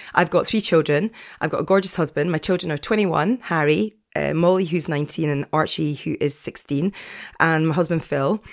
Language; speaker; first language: English; native; English